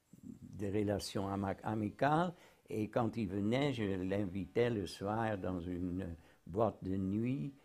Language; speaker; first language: French; non-native, fluent; Dutch